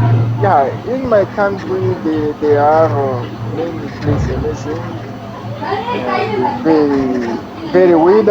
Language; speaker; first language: English; non-native, learner; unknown